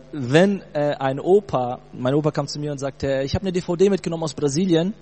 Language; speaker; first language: German; early bilingual, other home language; Portuguese